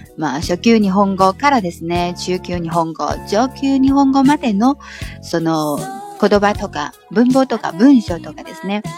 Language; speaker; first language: Japanese; non-native, fluent; Chinese